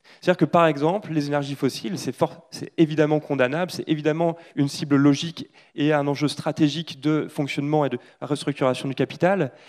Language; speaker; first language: French; native; French